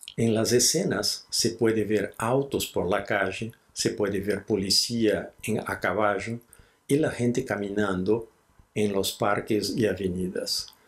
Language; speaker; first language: Spanish; non-native, fluent; Portuguese